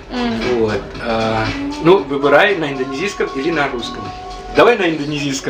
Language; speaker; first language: Russian; non-native, fluent; Indonesian